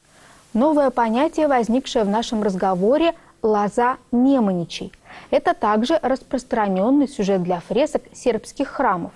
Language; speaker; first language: Russian; native; Russian